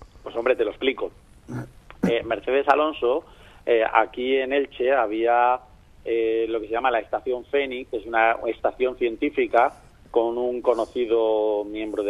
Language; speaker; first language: Spanish; native; Spanish